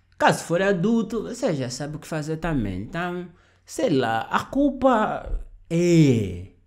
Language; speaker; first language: Portuguese; native; Portuguese